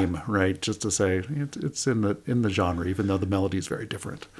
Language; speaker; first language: English; native; English